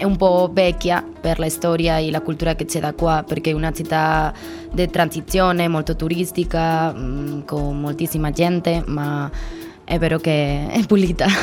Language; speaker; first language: Italian; non-native, learner; Spanish